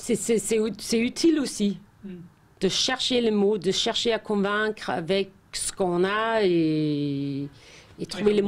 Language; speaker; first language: French; non-native, fluent; Danish